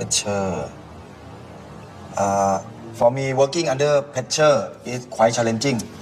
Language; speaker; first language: English; non-native, learner; Thai